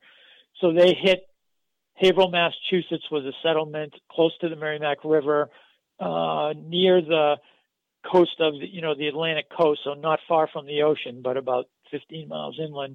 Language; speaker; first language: English; native; English